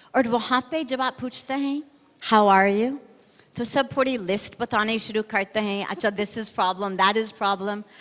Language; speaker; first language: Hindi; non-native, fluent; English